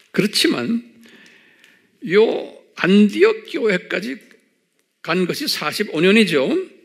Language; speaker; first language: Korean; native; Korean